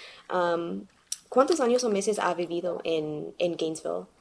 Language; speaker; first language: Spanish; non-native, learner; English